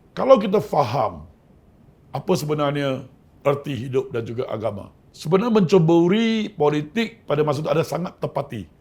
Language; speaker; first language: Malay; non-native, local second language; Chinese